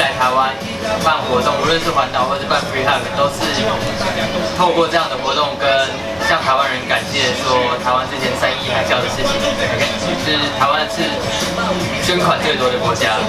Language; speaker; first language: Chinese; native; Chinese